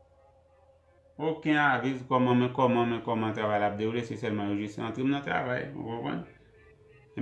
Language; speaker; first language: French; non-native, local second language; Haitian Creole